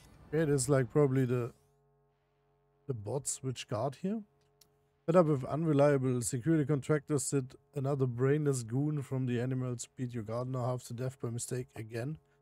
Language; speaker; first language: English; non-native, fluent; German